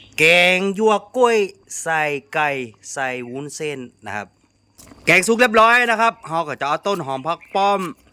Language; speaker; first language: Thai; native; Thai